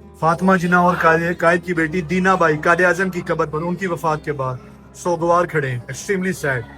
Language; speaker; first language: Urdu; native; Urdu